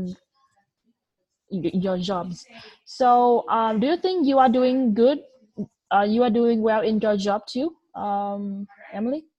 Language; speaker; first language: English; non-native, fluent; Vietnamese